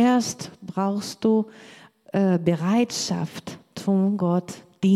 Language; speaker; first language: German; non-native, learner; Portuguese